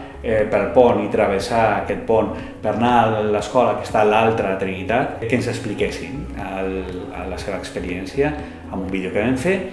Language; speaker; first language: Catalan; native; Catalan